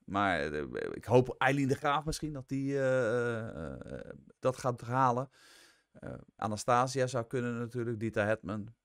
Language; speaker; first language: Dutch; native; Dutch